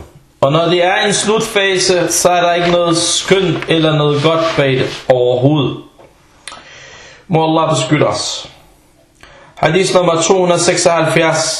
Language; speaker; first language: Danish; non-native, fluent; Arabic